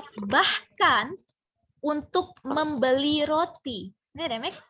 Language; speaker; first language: Indonesian; non-native, fluent; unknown